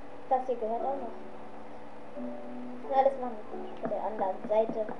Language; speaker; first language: German; native; German